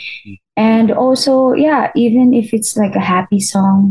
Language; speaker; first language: English; non-native, local second language; Filipino